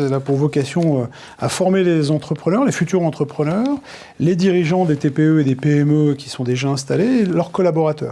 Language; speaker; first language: French; native; French